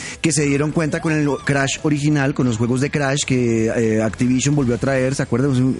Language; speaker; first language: Spanish; native; Spanish